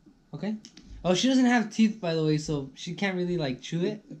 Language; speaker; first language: English; early bilingual, other home language; Spanish